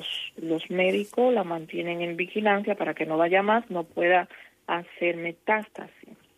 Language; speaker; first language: Spanish; native; Spanish